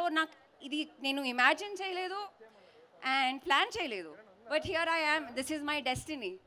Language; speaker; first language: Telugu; non-native, local second language; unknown